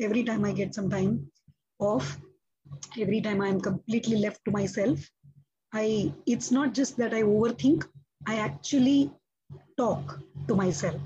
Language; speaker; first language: English; non-native, local second language; Gujarati